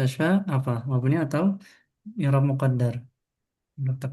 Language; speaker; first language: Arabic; non-native, fluent; Indonesian